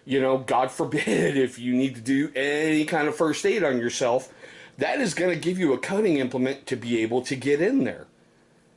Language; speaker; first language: English; native; English